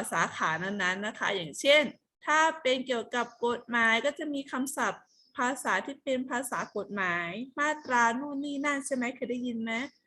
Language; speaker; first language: Thai; native; Thai